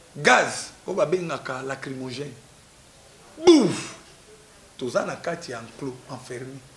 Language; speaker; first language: Lingala; native; Lingala